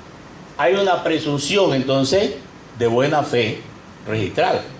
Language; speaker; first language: Spanish; native; Spanish